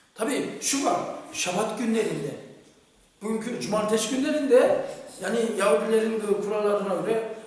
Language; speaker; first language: Turkish; non-native, fluent; Korean